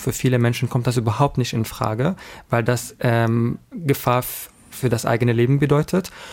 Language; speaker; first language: German; non-native, fluent; Arabic